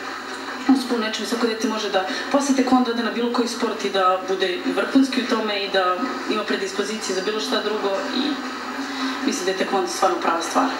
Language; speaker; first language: Serbian; native; Serbian